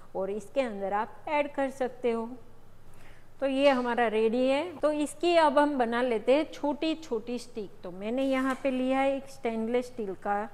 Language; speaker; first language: Hindi; non-native, local second language; Gujarati